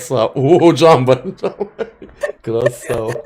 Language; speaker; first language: Russian; native; Russian